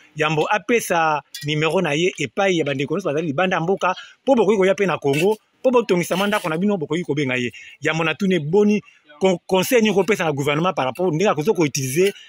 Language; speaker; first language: Lingala; native; Lingala